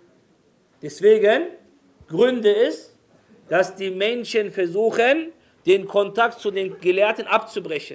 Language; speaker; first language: German; non-native, fluent; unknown